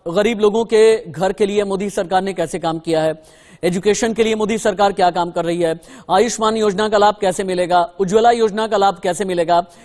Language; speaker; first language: Hindi; native; Hindi